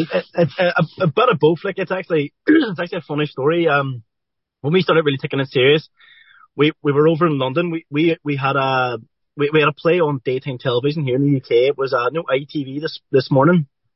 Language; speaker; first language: English; native; English